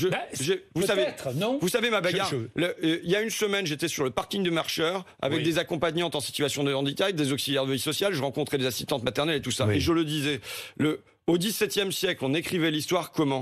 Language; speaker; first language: French; native; French